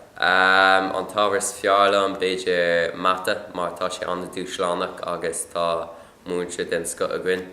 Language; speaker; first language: Irish; non-native, local second language; English